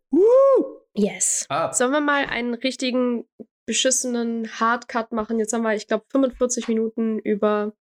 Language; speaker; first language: German; early bilingual, other home language; Croatian